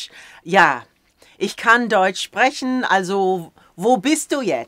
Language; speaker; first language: German; early bilingual, heritage; English